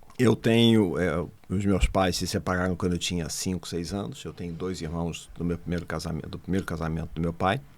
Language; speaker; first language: Portuguese; native; Portuguese